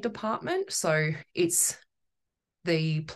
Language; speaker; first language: English; native; English